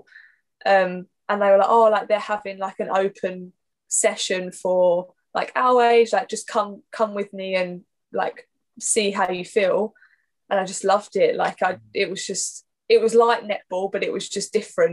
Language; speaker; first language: English; native; English